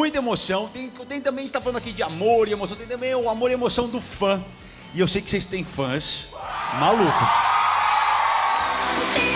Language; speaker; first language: Portuguese; native; Portuguese